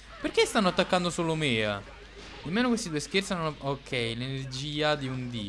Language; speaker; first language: Italian; native; Italian